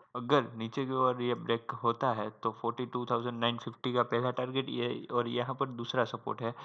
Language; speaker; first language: Hindi; non-native, local second language; Gujarati